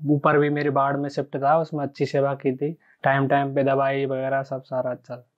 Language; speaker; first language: Hindi; native; Hindi